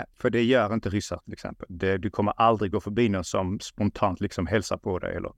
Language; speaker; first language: Swedish; early bilingual, other home language; Russian